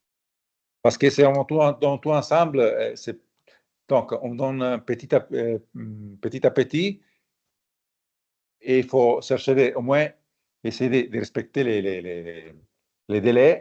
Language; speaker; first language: French; non-native, fluent; Italian